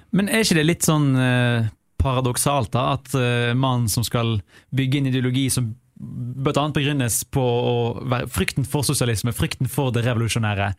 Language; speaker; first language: Norwegian; native; Norwegian